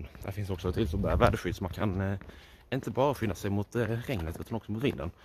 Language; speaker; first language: Swedish; native; Swedish